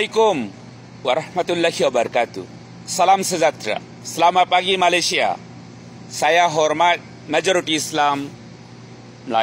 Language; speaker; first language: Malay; non-native, fluent; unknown